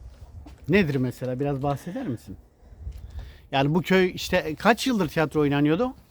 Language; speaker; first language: Turkish; native; Turkish